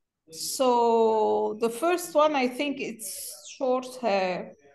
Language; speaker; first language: English; non-native, fluent; Italian